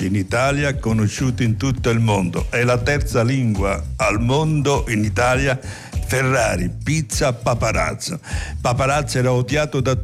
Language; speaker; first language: Italian; native; Italian